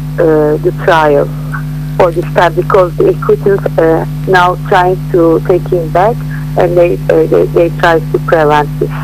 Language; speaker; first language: English; non-native, learner; Turkish